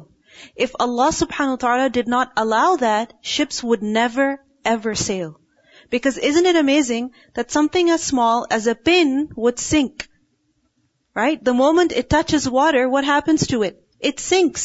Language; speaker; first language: English; non-native, local second language; Urdu